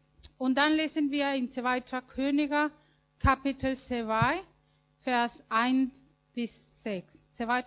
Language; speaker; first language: German; non-native, fluent; Spanish